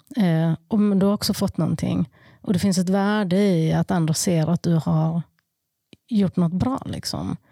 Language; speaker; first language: Swedish; early bilingual, other home language; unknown